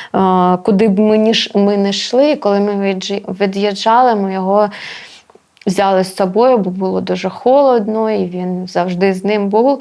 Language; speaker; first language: Ukrainian; non-native, local second language; Russian